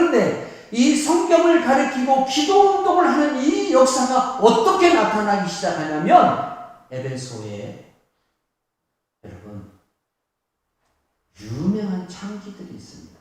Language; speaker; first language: Korean; native; Korean